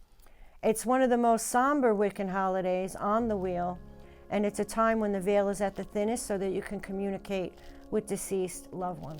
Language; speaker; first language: English; native; English